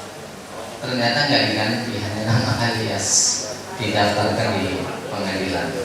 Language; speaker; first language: Indonesian; non-native, local second language; Javanese